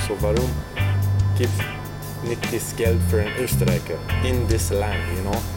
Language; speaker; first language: German; non-native, fluent; English